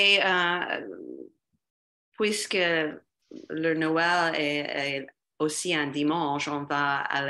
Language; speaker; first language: French; non-native, fluent; English